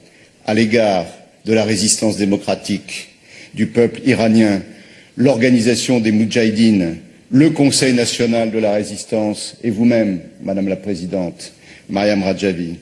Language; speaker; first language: French; native; French